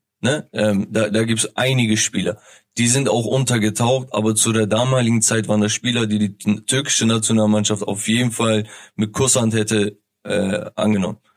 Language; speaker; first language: German; early bilingual, other home language; Turkish